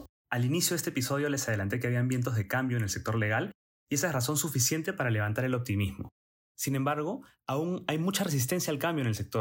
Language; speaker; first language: Spanish; native; Spanish